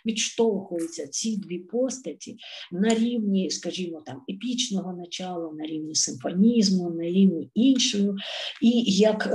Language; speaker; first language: Ukrainian; native; Ukrainian